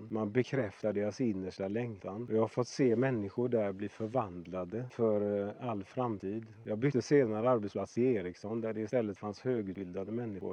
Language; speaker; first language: Swedish; native; Swedish